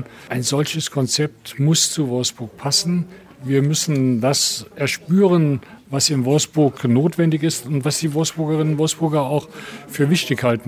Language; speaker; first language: German; native; German